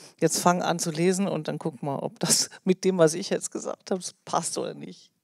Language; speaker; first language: German; native; German